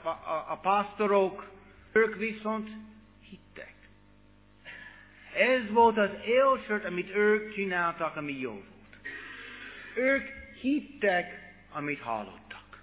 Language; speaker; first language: Hungarian; non-native, fluent; English